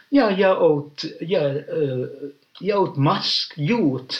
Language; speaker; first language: Swedish; non-native, learner; Dutch